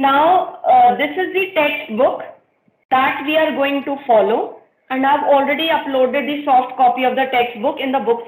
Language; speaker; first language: English; non-native, local second language; Hindi